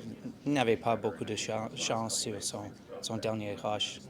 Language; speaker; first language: French; non-native, local second language; English